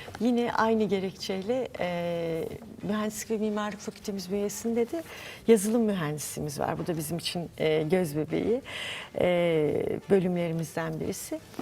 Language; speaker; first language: Turkish; native; Turkish